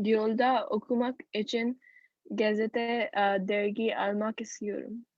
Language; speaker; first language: Turkish; non-native, learner; Urdu